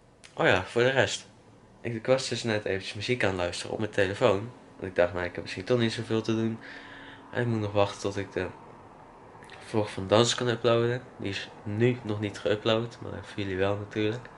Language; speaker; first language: Dutch; native; Dutch